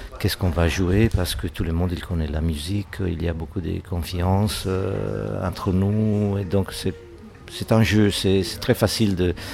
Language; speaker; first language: French; non-native, fluent; Italian